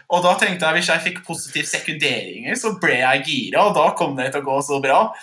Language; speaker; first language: Norwegian; non-native, fluent; English